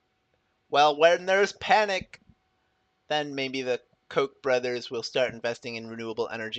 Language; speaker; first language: English; native; English